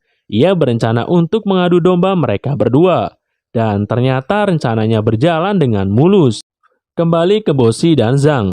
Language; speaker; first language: Indonesian; native; Indonesian